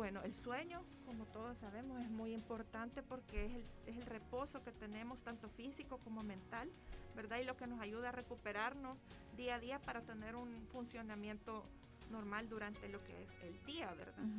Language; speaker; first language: Spanish; native; Spanish